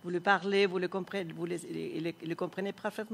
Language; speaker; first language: French; non-native, fluent; Spanish